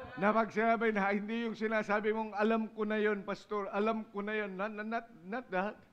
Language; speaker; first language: Filipino; non-native, local second language; Iloko